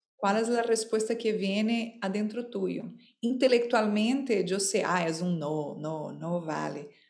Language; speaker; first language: Spanish; non-native, fluent; Portuguese